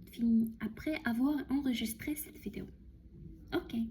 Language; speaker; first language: French; non-native, learner; Chinese